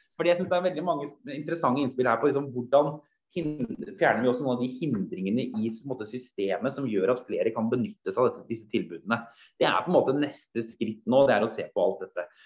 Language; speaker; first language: Norwegian; native; Norwegian